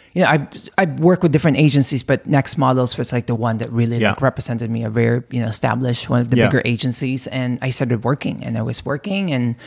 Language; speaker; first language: English; non-native, local second language; Filipino